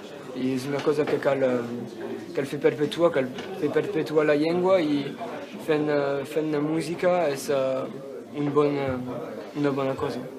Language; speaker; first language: Catalan; non-native, local second language; French